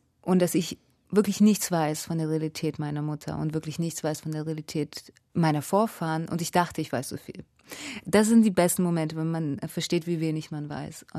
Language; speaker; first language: German; early bilingual, other home language; Russian